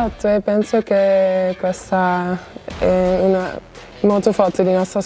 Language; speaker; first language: Italian; non-native, fluent; Dutch